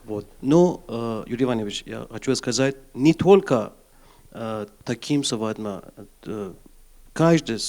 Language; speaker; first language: Russian; non-native, learner; Persian